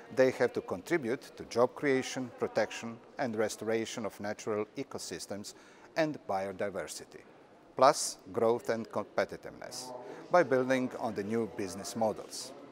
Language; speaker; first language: English; non-native, fluent; Croatian